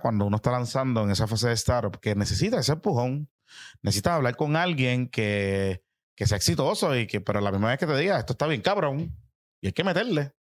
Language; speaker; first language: Spanish; native; Spanish